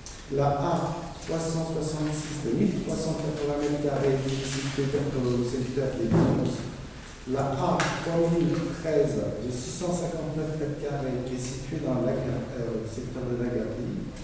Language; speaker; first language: French; native; French